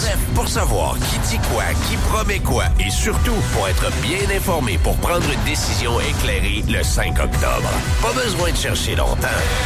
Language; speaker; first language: French; native; French